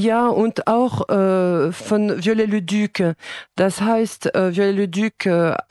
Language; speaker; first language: German; non-native, fluent; French